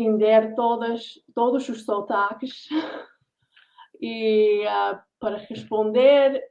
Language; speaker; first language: Portuguese; non-native, learner; English